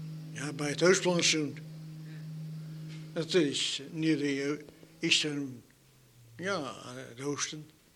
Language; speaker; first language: Dutch; native; Dutch